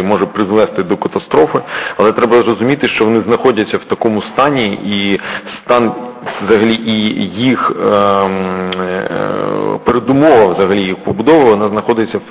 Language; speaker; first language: Ukrainian; native; Ukrainian